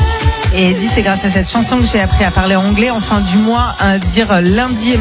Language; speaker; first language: French; native; French